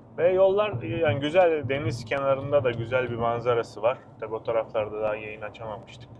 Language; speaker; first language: Turkish; native; Turkish